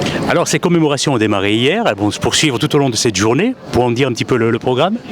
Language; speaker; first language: French; native; French